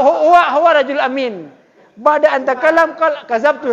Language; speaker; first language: Arabic; non-native, fluent; Indonesian